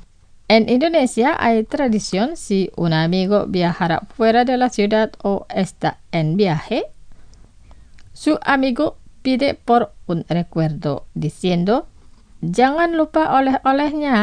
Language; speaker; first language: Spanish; non-native, fluent; Indonesian